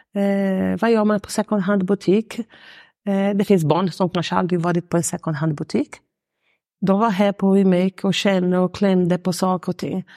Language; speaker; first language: Swedish; non-native, fluent; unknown